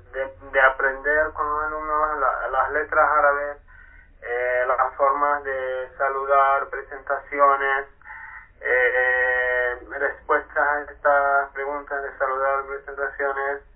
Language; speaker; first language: Spanish; non-native, fluent; Arabic